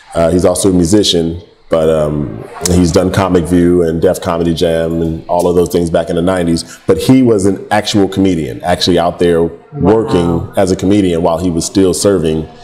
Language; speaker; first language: English; native; English